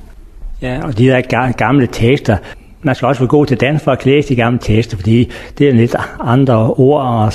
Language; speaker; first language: Danish; native; Danish